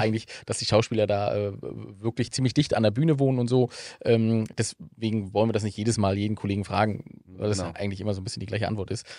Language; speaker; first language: German; native; German